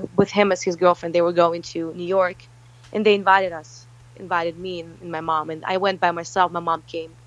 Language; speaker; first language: English; early bilingual, other home language; Russian